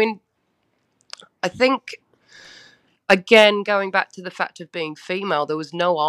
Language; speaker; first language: English; native; English